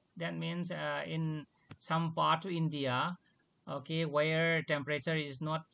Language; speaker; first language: English; non-native, local second language; Manipuri